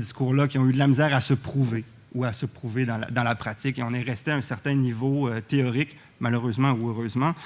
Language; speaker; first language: French; native; French